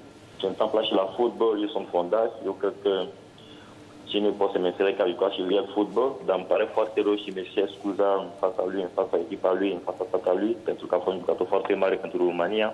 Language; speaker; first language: Romanian; non-native, learner; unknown